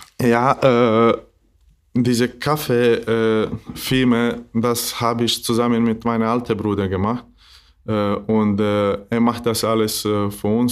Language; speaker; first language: German; non-native, learner; Bosnian